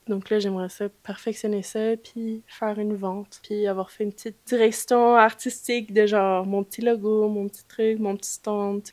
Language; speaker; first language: French; native; French